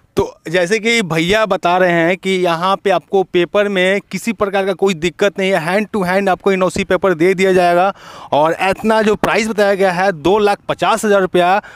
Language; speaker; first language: Hindi; native; Hindi